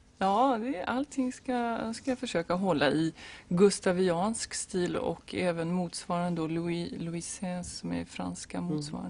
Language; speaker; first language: Swedish; native; Swedish